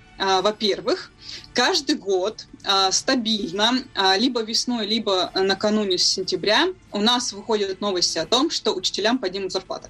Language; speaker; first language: Russian; native; Russian